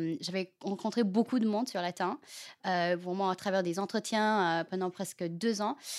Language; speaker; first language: French; non-native, fluent; Chinese